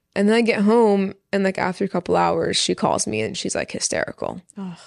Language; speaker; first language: English; early bilingual, other home language; Persian